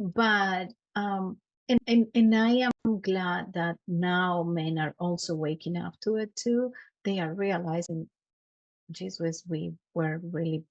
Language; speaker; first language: English; non-native, fluent; Spanish